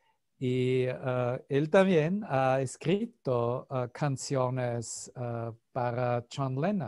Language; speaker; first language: Spanish; non-native, fluent; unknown